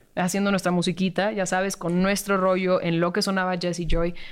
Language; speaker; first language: Spanish; native; Spanish